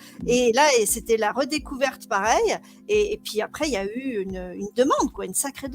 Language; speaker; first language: French; native; French